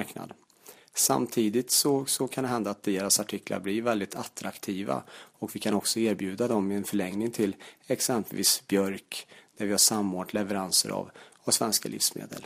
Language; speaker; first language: Swedish; native; Swedish